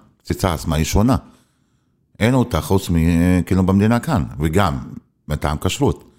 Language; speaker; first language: Hebrew; non-native, local second language; Arabic